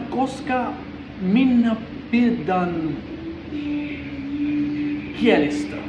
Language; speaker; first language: Finnish; non-native, learner; Spanish